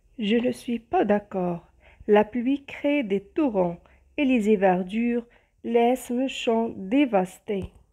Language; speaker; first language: French; non-native, local second language; Arabic